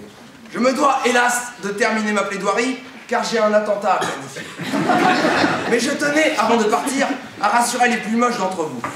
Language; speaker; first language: French; native; French